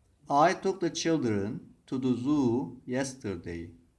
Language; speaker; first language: English; non-native, fluent; Turkish